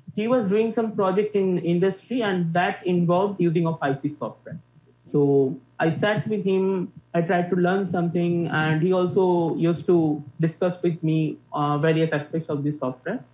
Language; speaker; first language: English; non-native, local second language; Bangla